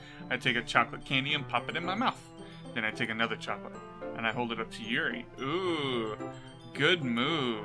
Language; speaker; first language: English; native; English